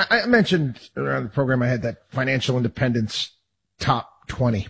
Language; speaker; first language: English; native; English